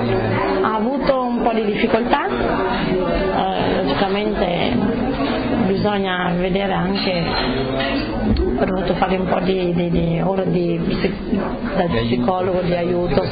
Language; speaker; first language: Italian; native; Italian